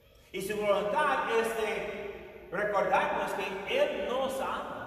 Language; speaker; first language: Spanish; non-native, fluent; English